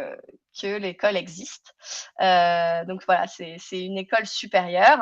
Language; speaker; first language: French; native; French